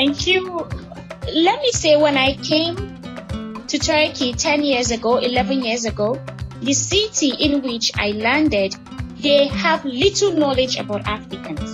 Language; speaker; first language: English; non-native, local second language; Hausa